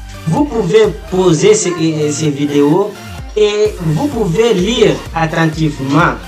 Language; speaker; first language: French; non-native, fluent; Portuguese